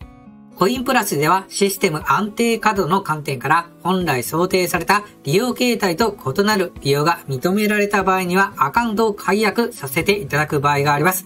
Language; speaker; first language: Japanese; native; Japanese